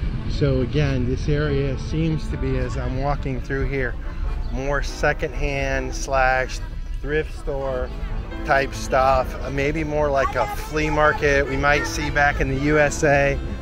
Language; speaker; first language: English; native; English